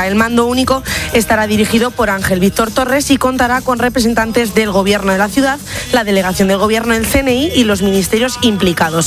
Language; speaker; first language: Spanish; native; Spanish